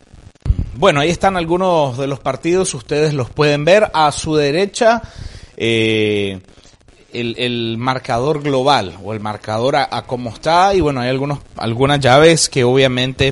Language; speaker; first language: Spanish; native; Spanish